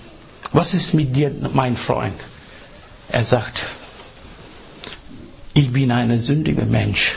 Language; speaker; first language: German; non-native, fluent; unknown